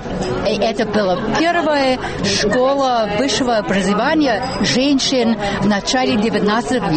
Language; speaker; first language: Russian; non-native, fluent; English